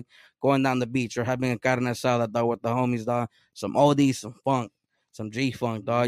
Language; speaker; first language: English; early bilingual, other home language; Spanish